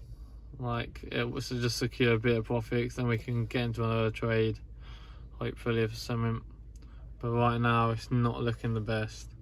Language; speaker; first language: English; native; English